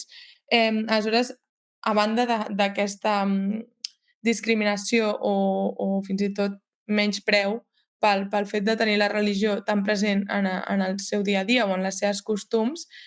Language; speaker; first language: Catalan; native; Catalan